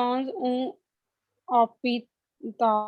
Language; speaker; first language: French; non-native, learner; Hindi